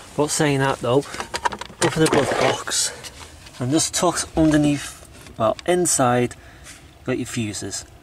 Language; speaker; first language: English; native; English